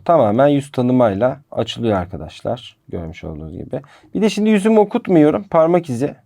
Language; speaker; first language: Turkish; native; Turkish